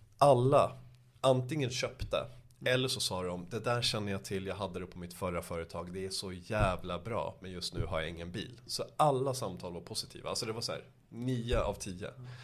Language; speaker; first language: Swedish; early bilingual, other home language; Persian